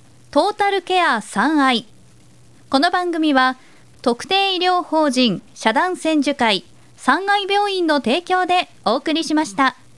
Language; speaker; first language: Japanese; native; Japanese